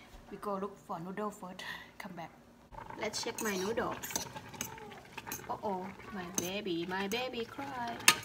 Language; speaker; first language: English; non-native, learner; Thai